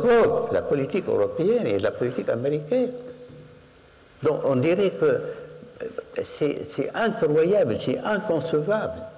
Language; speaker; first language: French; non-native, fluent; Arabic